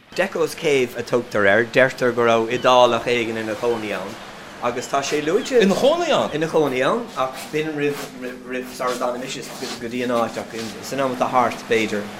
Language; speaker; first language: Irish; non-native, local second language; English